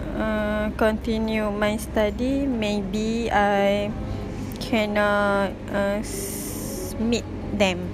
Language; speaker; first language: English; non-native, learner; Malay